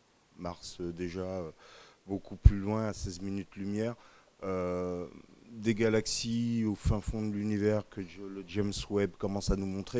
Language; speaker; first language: French; native; French